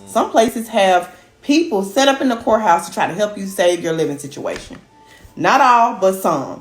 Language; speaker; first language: English; native; English